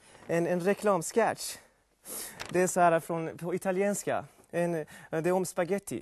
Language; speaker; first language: Swedish; non-native, fluent; Persian